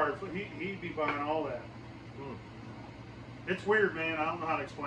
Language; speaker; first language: English; native; English